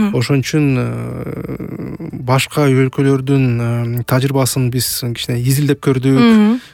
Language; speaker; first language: Kyrgyz; native; Kyrgyz